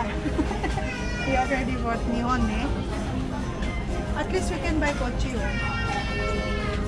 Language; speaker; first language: English; non-native, local second language; Filipino